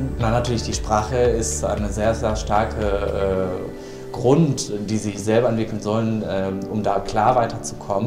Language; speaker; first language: German; non-native, fluent; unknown